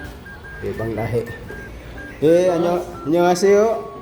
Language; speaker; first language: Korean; non-native, learner; Filipino